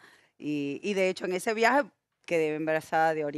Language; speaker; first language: Spanish; native; Spanish